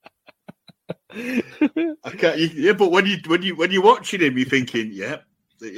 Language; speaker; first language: English; native; English